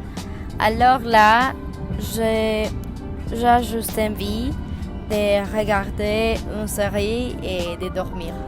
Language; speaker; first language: French; non-native, learner; Spanish